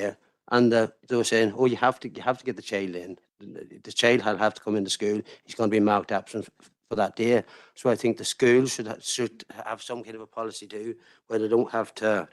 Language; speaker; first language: English; native; English